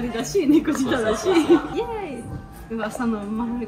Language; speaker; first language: Japanese; non-native, fluent; Swedish